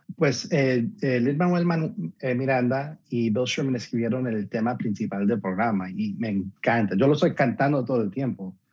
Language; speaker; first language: Spanish; early bilingual, heritage; Spanish